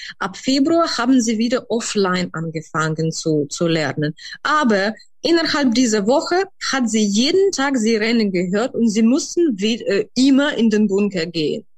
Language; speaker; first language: German; non-native, fluent; Ukrainian